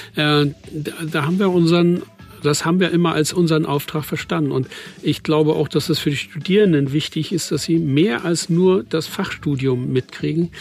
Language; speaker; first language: German; native; German